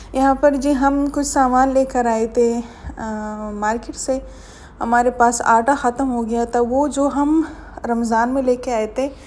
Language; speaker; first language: Urdu; non-native, local second language; Pashto